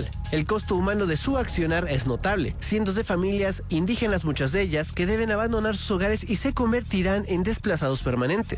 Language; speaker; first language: Spanish; native; Spanish